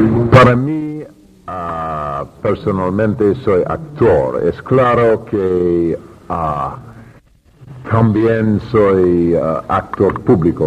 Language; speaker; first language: Spanish; non-native, learner; English